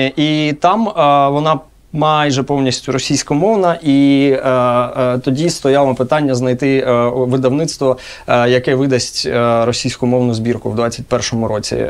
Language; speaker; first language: Ukrainian; non-native, local second language; Russian